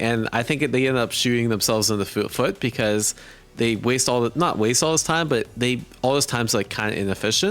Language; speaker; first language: English; native; English